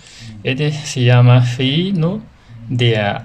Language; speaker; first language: Spanish; non-native, learner; Chinese